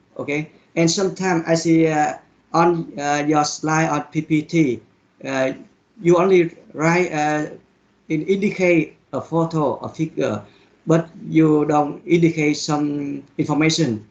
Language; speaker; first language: English; non-native, learner; Vietnamese